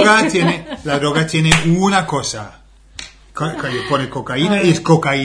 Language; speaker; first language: Spanish; non-native, fluent; English